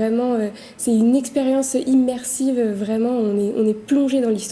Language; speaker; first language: French; native; French